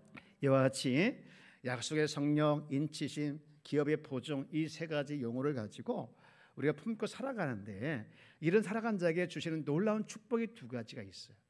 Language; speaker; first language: Korean; native; Korean